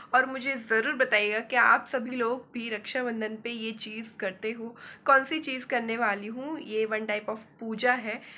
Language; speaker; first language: Hindi; native; Hindi